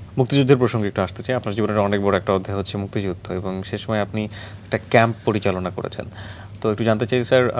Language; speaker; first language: Bangla; native; Bangla